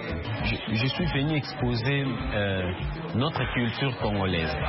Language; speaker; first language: French; non-native, local second language; Lingala